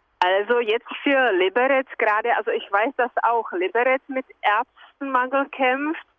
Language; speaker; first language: German; non-native, fluent; Czech